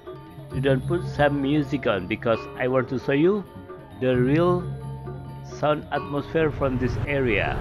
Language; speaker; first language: English; non-native, fluent; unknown